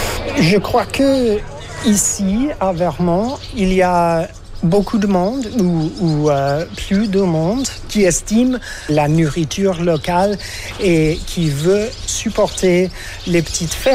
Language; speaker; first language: French; non-native, fluent; English